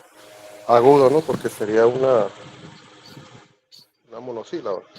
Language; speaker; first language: Spanish; native; Spanish